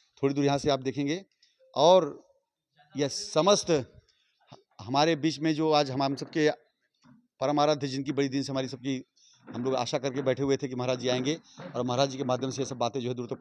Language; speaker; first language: Hindi; native; Hindi